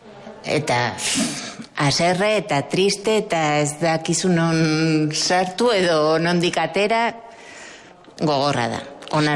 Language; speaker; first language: Basque; non-native, local second language; Spanish